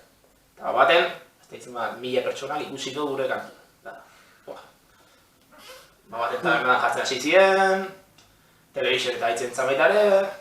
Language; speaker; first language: Basque; native; Basque